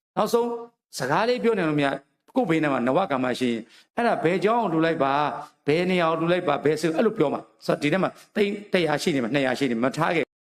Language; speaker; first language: Burmese; native; Burmese